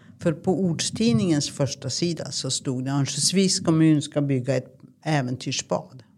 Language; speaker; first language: Swedish; native; Swedish